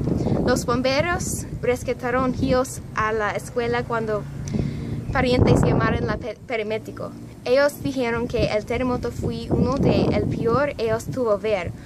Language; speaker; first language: Spanish; non-native, learner; English